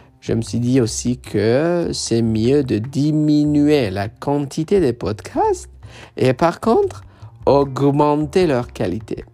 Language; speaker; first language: French; non-native, fluent; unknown